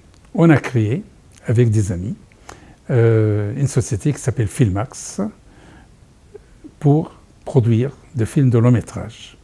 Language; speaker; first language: French; non-native, fluent; Arabic